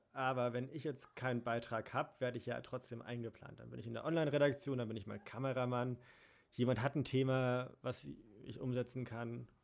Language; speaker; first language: German; native; German